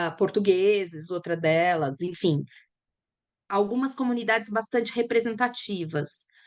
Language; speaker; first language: Portuguese; native; Portuguese